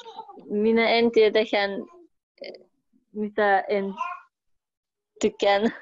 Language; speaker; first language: Finnish; non-native, learner; Russian